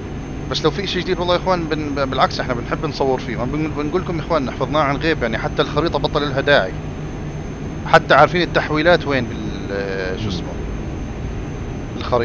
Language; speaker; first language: Arabic; native; Arabic